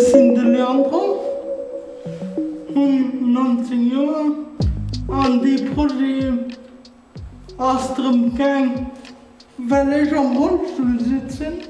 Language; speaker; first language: German; non-native, local second language; Luxembourgish